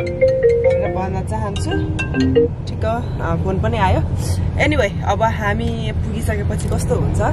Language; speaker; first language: Nepali; native; Nepali